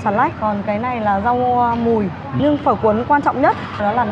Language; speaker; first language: Vietnamese; native; Vietnamese